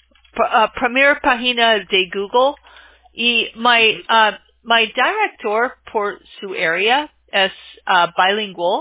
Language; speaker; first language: Spanish; non-native, learner; English